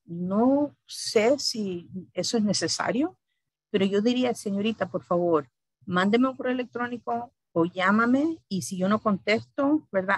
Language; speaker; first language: Spanish; early bilingual, heritage; Spanish